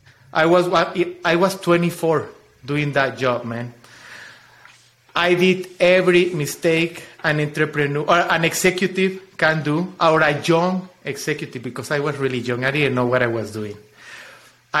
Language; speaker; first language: English; non-native, fluent; Spanish